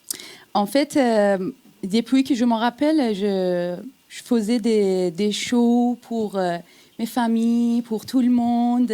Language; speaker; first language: French; non-native, fluent; Persian